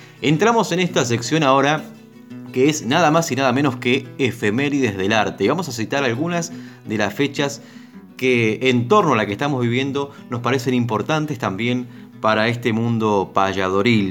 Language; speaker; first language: Spanish; native; Spanish